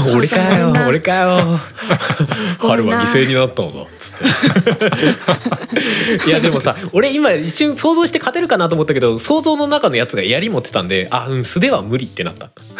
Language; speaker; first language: Japanese; native; Japanese